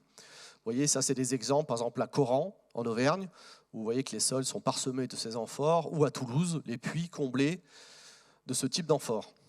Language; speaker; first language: French; native; French